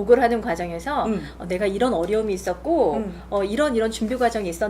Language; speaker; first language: Korean; native; Korean